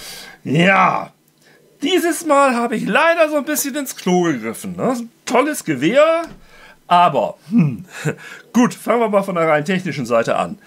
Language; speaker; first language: German; native; German